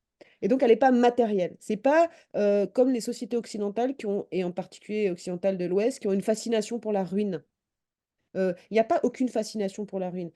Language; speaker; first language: French; native; French